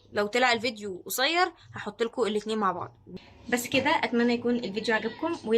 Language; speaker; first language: Arabic; native; Arabic